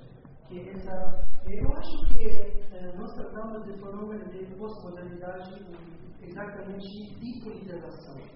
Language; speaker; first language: Portuguese; non-native, learner; Spanish